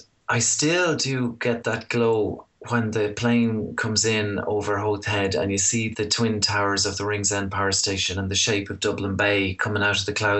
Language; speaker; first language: English; native; English